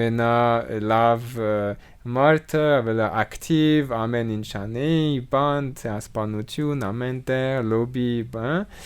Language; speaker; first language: Armenian; non-native, learner; French